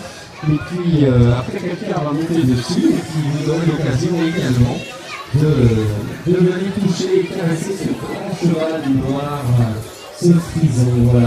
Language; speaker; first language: French; native; French